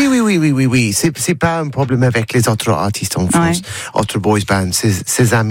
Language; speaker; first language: French; non-native, learner; English